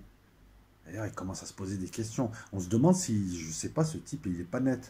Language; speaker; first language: French; native; French